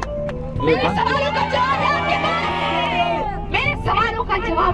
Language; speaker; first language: Hindi; non-native, local second language; Baluchi